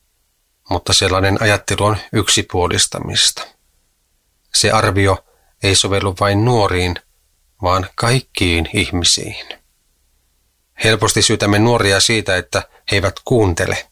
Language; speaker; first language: Finnish; native; Finnish